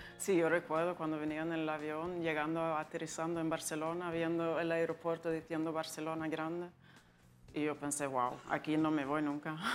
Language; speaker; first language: Spanish; non-native, fluent; Swedish